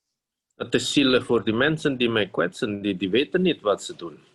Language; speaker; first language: Dutch; non-native, fluent; Indonesian